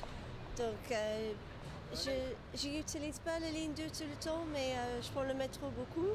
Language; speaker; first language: French; non-native, fluent; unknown